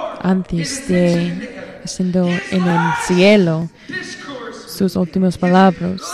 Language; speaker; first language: Spanish; non-native, learner; English